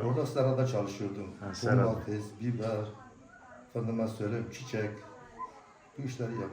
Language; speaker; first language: Turkish; non-native, local second language; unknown